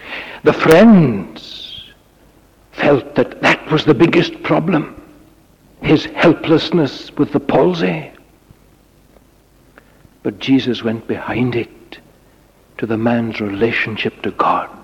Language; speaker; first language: English; native; English